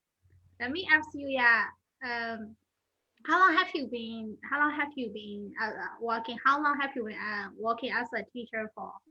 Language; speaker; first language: English; non-native, learner; Burmese